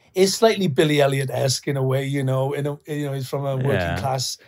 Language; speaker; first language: English; native; English